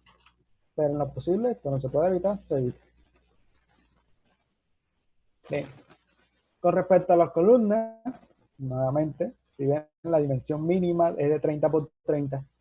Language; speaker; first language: Spanish; native; Spanish